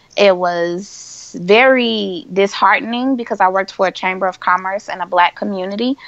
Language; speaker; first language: English; native; English